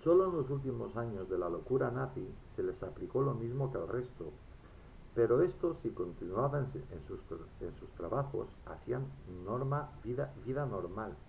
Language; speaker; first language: Spanish; native; Spanish